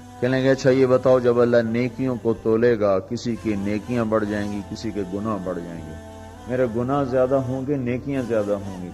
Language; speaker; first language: Urdu; non-native, local second language; Punjabi